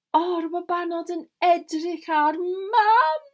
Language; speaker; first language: Welsh; non-native, fluent; English